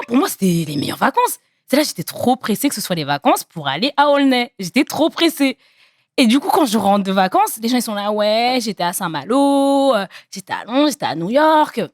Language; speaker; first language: French; native; French